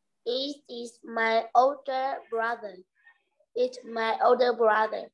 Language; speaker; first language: English; non-native, learner; Vietnamese